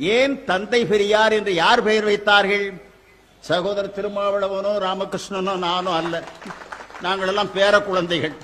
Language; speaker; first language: Tamil; native; Tamil